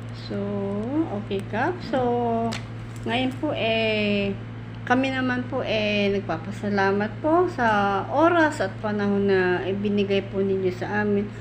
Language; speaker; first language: Filipino; native; Filipino